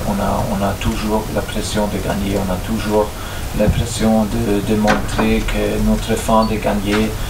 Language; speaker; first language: French; non-native, fluent; German